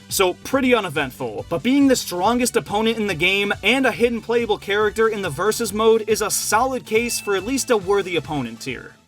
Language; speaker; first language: English; native; English